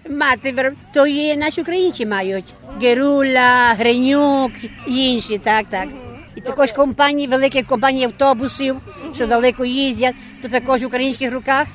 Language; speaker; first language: Ukrainian; early bilingual, heritage; Ukrainian